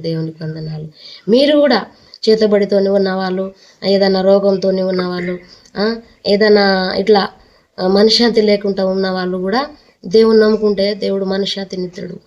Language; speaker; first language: Telugu; non-native, local second language; Lambadi